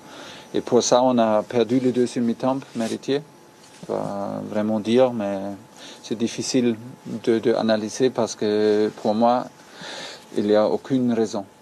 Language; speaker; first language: French; non-native, learner; German